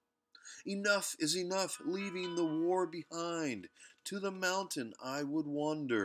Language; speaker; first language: English; native; English